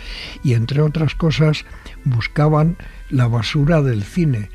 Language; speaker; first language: Spanish; native; Spanish